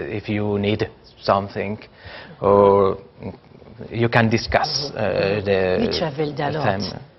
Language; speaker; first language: English; non-native, learner; Spanish